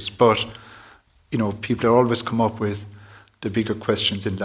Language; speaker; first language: English; native; English